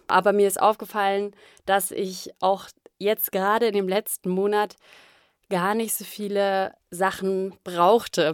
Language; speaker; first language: German; native; German